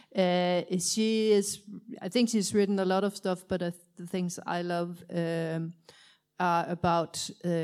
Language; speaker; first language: English; non-native, fluent; Danish